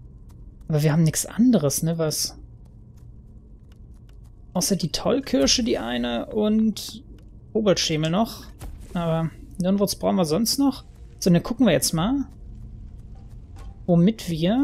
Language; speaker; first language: German; native; German